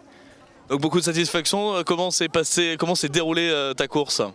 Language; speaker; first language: French; native; French